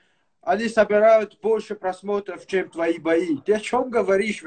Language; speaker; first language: Russian; native; Russian